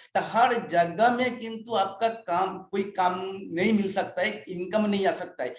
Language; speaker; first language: Hindi; non-native, local second language; Bangla